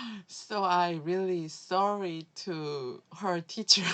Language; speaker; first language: English; non-native, learner; Korean